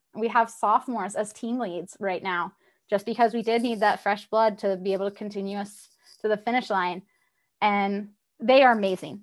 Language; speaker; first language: English; native; English